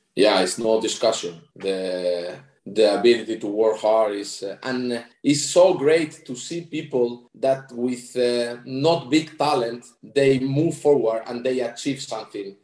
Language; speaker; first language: English; non-native, fluent; Spanish